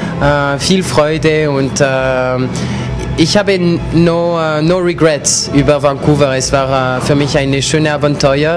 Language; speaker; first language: German; non-native, local second language; French